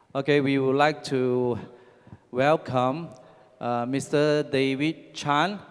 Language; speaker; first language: English; non-native, local second language; Chinese